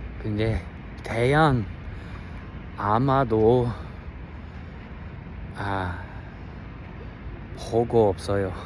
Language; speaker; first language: Korean; non-native, learner; English